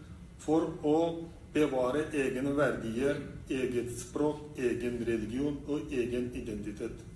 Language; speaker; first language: Norwegian; non-native, fluent; Uyghur